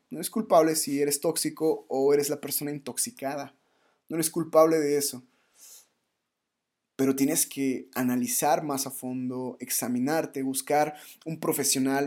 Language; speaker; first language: Spanish; native; Spanish